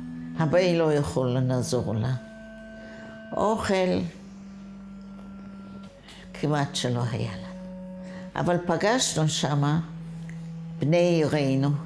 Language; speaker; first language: Hebrew; non-native, fluent; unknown